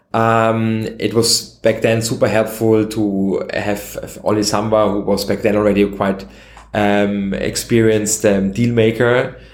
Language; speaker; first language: English; non-native, fluent; German